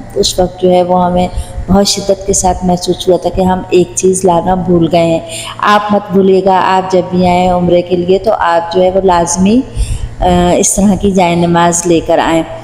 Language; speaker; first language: Urdu; non-native, local second language; Punjabi